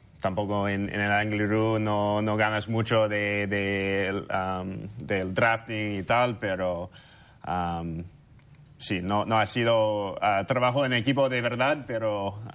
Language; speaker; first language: Spanish; non-native, fluent; English